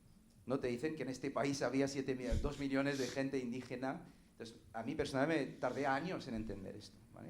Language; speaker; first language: Spanish; non-native, fluent; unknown